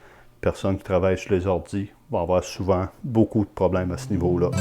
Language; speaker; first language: French; native; French